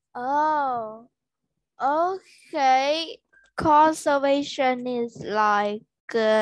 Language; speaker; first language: English; non-native, learner; Vietnamese